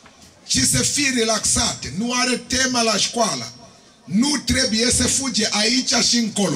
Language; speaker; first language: Romanian; non-native, learner; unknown